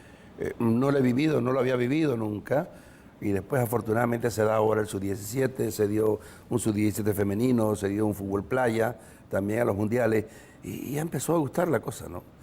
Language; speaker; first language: Spanish; native; Spanish